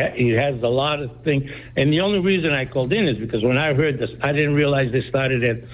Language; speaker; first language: English; non-native, fluent; Greek